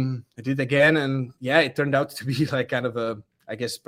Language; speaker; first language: English; non-native, fluent; Czech